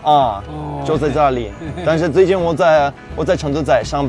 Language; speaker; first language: Chinese; non-native, learner; English